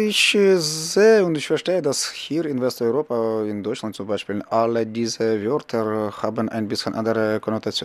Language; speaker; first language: German; non-native, learner; Ukrainian